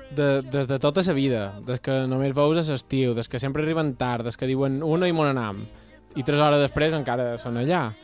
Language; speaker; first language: Catalan; native; Catalan